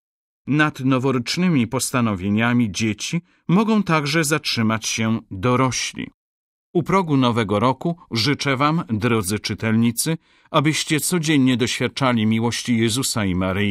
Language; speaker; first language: Polish; native; Polish